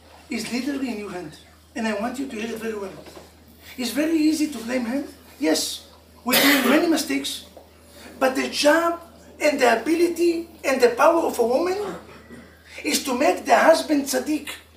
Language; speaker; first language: English; non-native, fluent; Hebrew